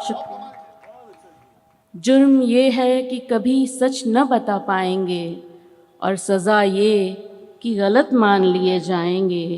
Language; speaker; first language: Hindi; native; Hindi